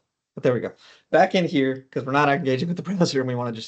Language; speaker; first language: English; native; English